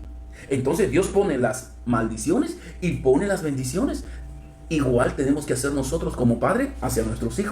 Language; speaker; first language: Spanish; native; Spanish